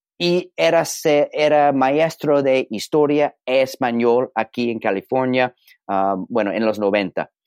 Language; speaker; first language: Spanish; non-native, learner; English